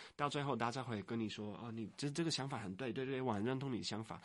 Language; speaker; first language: Chinese; non-native, fluent; Dutch